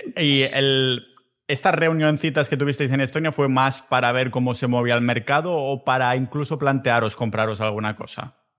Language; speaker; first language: Spanish; native; Spanish